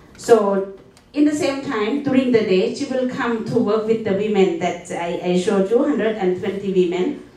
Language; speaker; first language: English; non-native, fluent; Thai